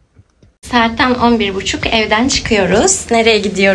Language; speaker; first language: Turkish; native; Turkish